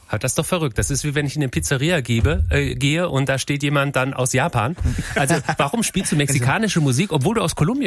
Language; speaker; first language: German; native; German